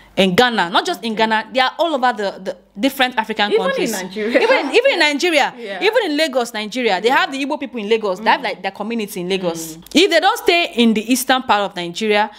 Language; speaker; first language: English; non-native, local second language; Igbo